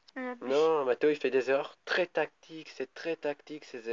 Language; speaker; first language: French; native; French